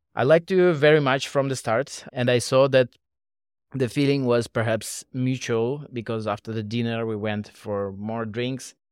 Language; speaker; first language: English; non-native, fluent; Russian